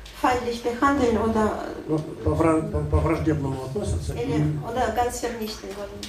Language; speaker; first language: German; non-native, fluent; Russian